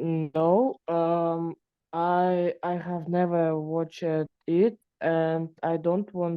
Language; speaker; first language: English; non-native, learner; Russian